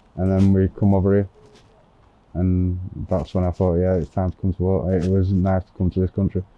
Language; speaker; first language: English; native; English